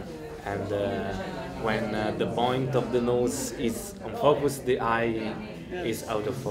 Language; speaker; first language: English; non-native, learner; Italian